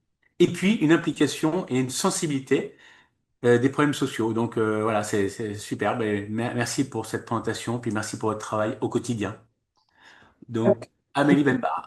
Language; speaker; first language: French; native; French